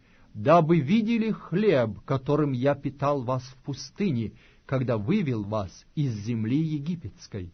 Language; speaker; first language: Russian; native; Russian